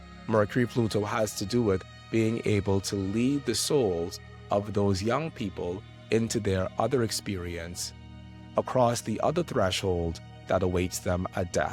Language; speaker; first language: English; native; English